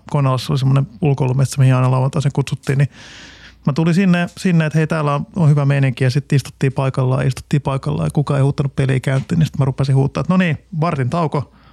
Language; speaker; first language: Finnish; native; Finnish